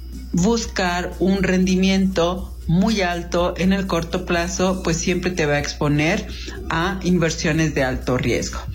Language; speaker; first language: Spanish; native; Spanish